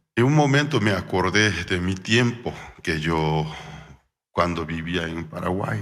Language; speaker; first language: Spanish; non-native, fluent; Korean